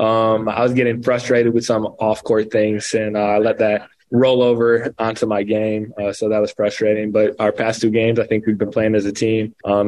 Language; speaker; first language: English; native; English